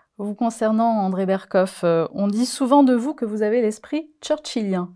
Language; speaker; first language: French; native; French